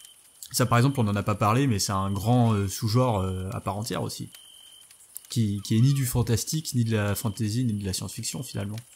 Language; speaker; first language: French; native; French